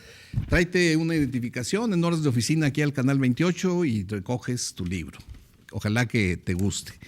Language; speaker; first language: Spanish; native; Spanish